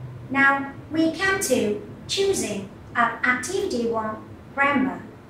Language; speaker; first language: English; non-native, fluent; Vietnamese